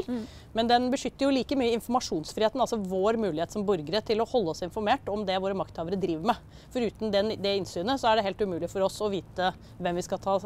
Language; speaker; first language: Norwegian; native; Norwegian